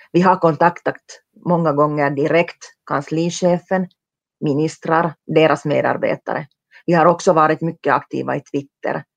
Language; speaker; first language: Swedish; non-native, local second language; Finnish